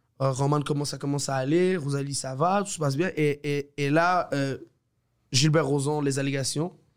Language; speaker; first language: French; early bilingual, other home language; Arabic